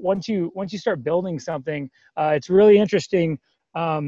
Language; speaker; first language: English; native; English